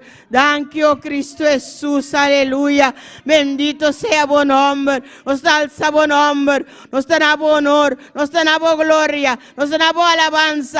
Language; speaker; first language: Spanish; non-native, learner; Papiamento